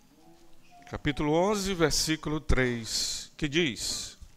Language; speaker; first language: Portuguese; native; Portuguese